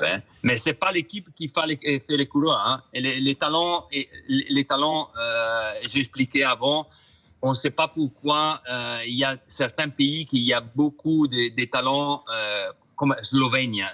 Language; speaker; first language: French; non-native, fluent; Italian